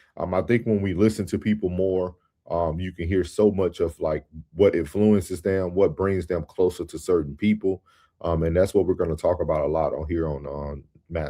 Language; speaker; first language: English; native; English